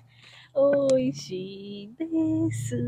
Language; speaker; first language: Japanese; non-native, learner; Georgian